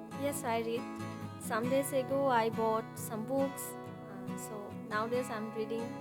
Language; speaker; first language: English; non-native, learner; Bangla